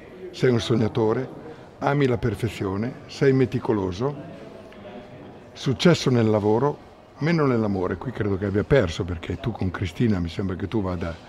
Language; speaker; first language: Italian; native; Italian